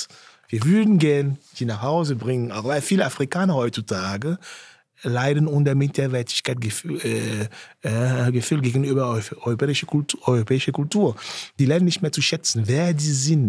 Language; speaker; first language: German; non-native, fluent; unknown